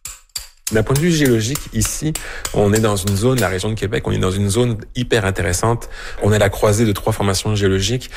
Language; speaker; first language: French; native; French